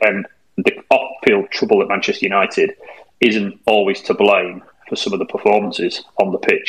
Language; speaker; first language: English; native; English